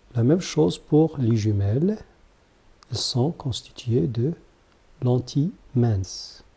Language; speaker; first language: French; non-native, local second language; Arabic